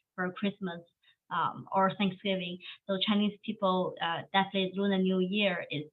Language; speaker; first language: English; non-native, fluent; Chinese